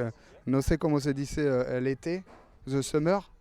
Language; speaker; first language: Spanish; non-native, learner; French